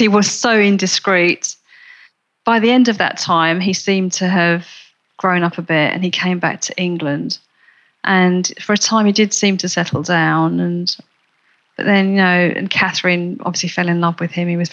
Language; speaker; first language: English; native; English